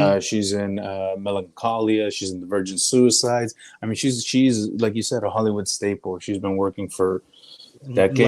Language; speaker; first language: English; native; English